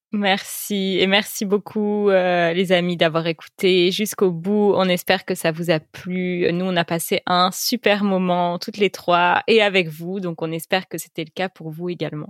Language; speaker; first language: French; native; French